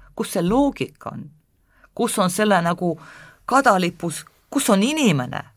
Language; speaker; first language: Estonian; non-native, local second language; Russian